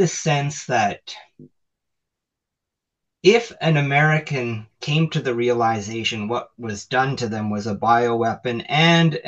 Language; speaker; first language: English; native; English